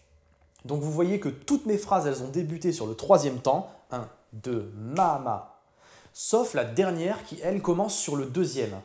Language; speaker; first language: French; native; French